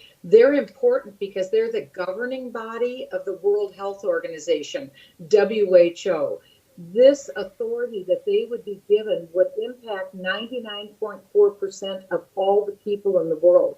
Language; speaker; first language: English; native; English